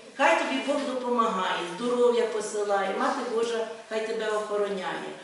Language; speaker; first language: Ukrainian; native; Ukrainian